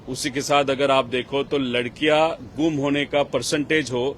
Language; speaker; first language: Hindi; non-native, local second language; Marathi